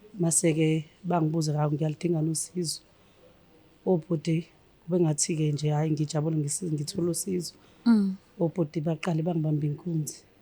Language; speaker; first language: Zulu; native; Zulu